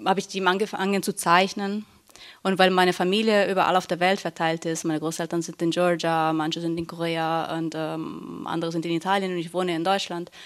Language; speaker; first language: German; early bilingual, heritage; Italian